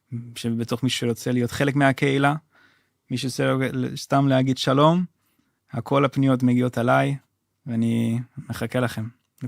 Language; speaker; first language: Hebrew; non-native, fluent; Dutch